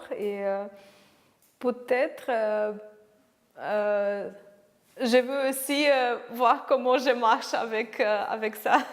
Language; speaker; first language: French; non-native, learner; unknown